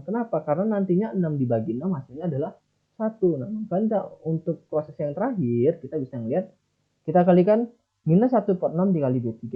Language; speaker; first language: Indonesian; native; Indonesian